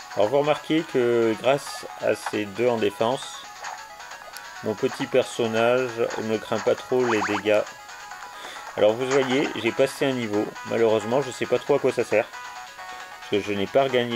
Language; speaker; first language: French; native; French